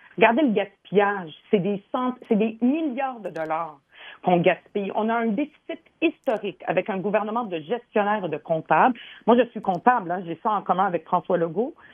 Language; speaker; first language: French; early bilingual, other home language; Arabic